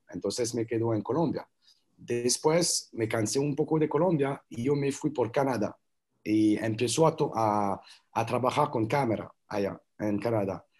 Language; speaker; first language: Spanish; non-native, learner; French